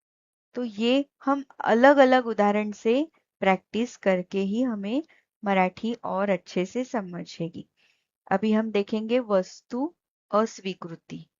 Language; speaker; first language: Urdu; non-native, local second language; Marathi